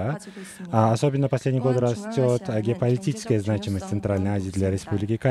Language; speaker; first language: Russian; non-native, fluent; Korean